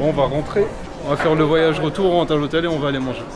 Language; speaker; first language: French; native; French